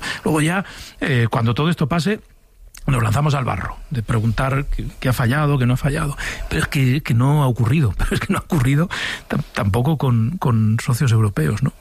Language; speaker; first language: Spanish; native; Spanish